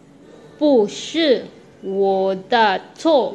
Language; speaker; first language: Chinese; non-native, learner; Filipino